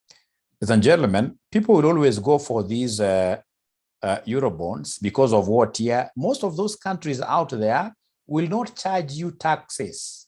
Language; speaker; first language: English; non-native, local second language; Swahili